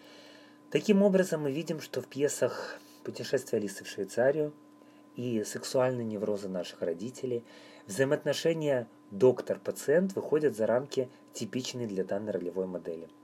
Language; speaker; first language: Russian; native; Russian